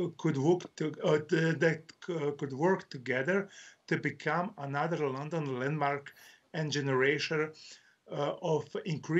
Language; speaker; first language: English; non-native, learner; Croatian